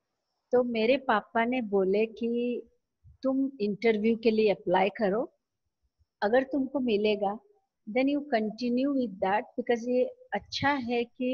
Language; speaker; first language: Hindi; non-native, local second language; Odia